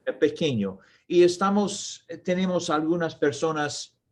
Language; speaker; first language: Spanish; non-native, learner; English